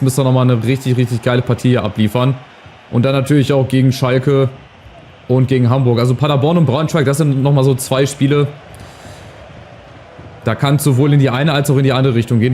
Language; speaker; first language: German; native; German